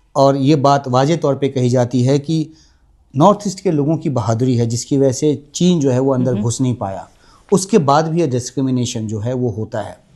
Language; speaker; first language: Hindi; native; Hindi